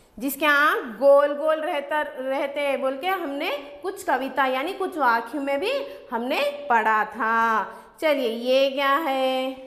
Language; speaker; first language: Hindi; native; Hindi